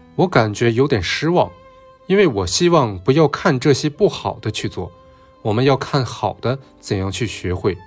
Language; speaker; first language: Chinese; non-native, local second language; Cantonese